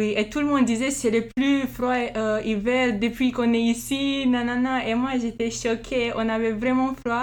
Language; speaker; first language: French; non-native, fluent; Romanian